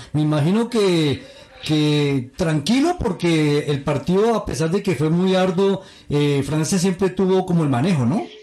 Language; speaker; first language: Spanish; native; Spanish